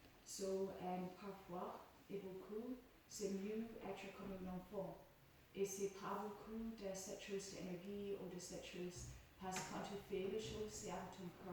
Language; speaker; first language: French; non-native, learner; English